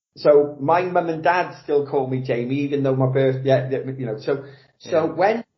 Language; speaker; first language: English; native; English